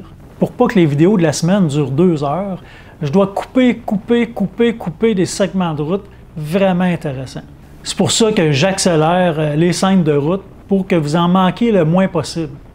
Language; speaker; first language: French; native; French